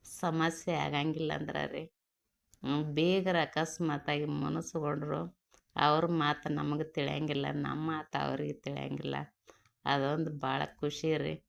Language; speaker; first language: Kannada; native; Kannada